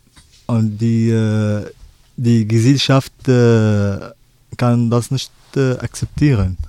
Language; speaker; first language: German; non-native, learner; Arabic